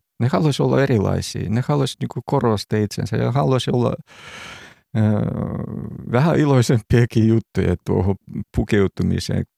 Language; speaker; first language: Finnish; non-native, fluent; Russian